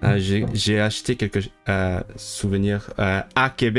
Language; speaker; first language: French; non-native, learner; Cantonese